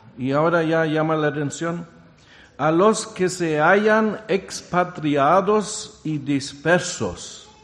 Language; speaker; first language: Spanish; non-native, fluent; German